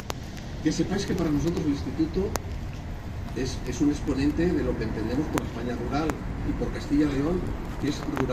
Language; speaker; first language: Spanish; native; Spanish